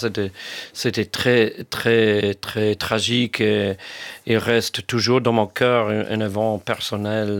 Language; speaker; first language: French; non-native, learner; English